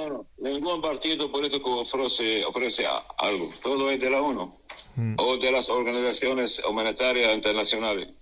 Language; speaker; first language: Spanish; non-native, fluent; Arabic